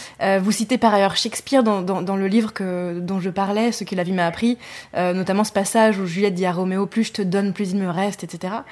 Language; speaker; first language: French; native; French